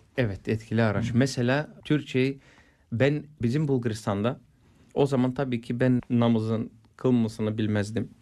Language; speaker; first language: Turkish; non-native, fluent; Bulgarian